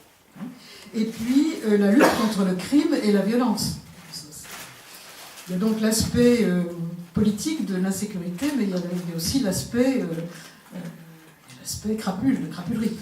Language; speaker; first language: French; native; French